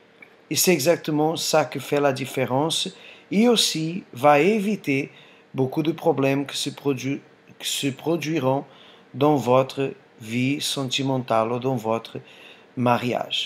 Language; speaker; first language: French; non-native, fluent; Portuguese